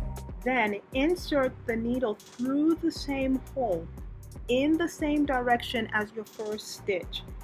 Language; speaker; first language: English; native; English